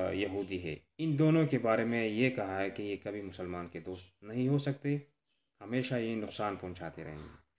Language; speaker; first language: Urdu; non-native, local second language; Pashto